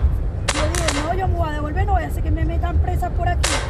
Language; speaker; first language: Spanish; native; Spanish